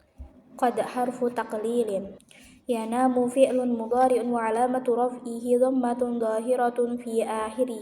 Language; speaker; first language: Arabic; non-native, learner; Indonesian